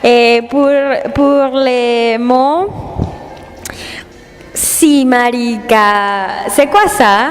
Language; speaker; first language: French; non-native, learner; Spanish